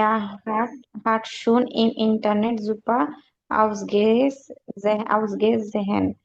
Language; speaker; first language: German; non-native, learner; Bangla